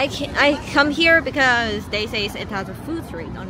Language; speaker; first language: English; non-native, learner; Korean